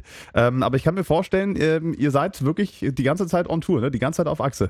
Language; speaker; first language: German; native; German